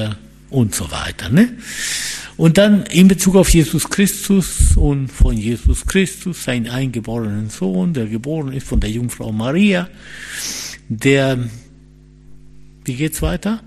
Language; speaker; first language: German; non-native, fluent; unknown